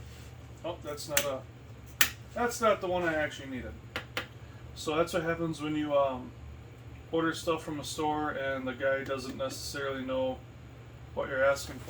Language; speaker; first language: English; native; English